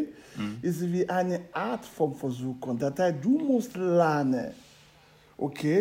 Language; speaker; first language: German; non-native, learner; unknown